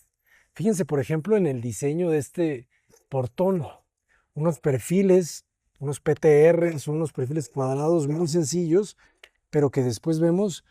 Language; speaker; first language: Spanish; native; Spanish